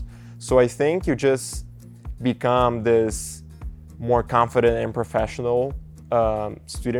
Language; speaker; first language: English; non-native, fluent; Portuguese